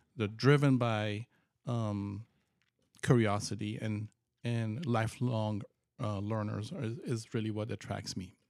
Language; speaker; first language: English; non-native, fluent; Persian